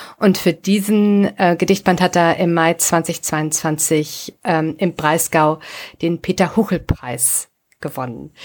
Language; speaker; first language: German; native; German